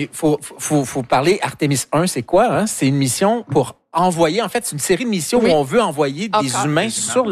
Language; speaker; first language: French; native; French